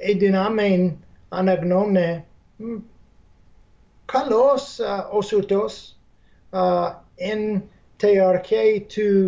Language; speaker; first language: Greek; non-native, fluent; English